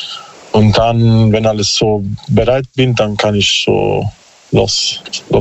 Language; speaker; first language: German; non-native, learner; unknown